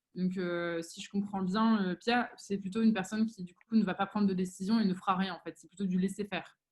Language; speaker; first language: French; native; French